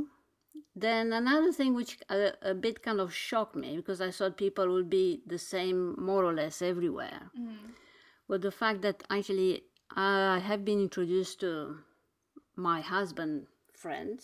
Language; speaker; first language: English; non-native, fluent; Romanian